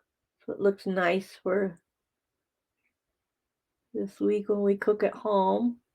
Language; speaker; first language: English; native; English